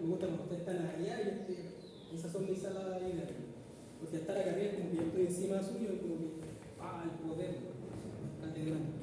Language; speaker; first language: Spanish; native; Spanish